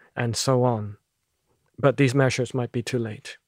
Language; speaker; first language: English; non-native, local second language; Cantonese